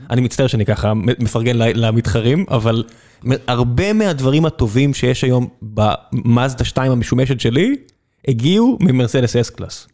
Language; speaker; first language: Hebrew; native; Hebrew